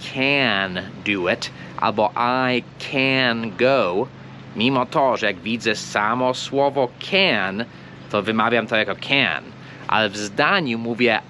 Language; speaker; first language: Polish; non-native, fluent; English